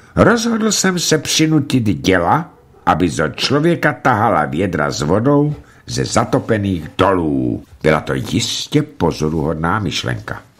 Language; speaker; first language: Czech; native; Czech